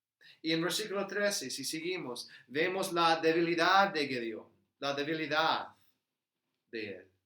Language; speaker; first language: Spanish; non-native, fluent; English